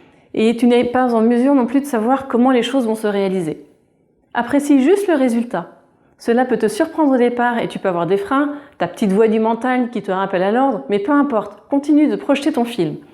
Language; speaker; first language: French; native; French